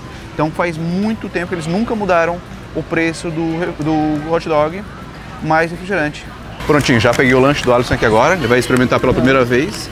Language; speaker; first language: Portuguese; native; Portuguese